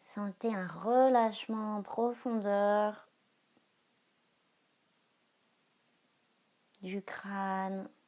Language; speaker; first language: French; native; French